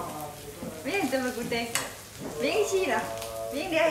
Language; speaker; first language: French; non-native, learner; Vietnamese